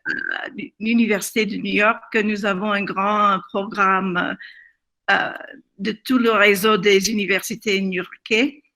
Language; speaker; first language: French; non-native, fluent; English